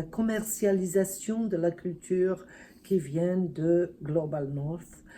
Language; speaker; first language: French; non-native, fluent; Serbian